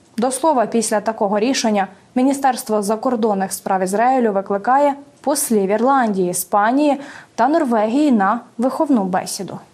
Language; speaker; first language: Ukrainian; native; Ukrainian